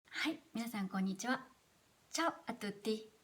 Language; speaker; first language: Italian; non-native, fluent; Japanese